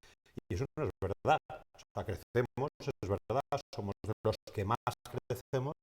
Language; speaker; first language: Spanish; native; Spanish